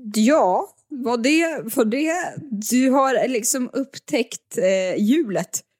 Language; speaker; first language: Swedish; native; Swedish